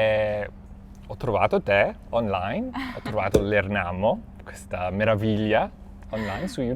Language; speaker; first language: Italian; non-native, fluent; English